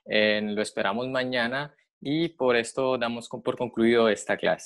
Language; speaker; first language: Spanish; native; Spanish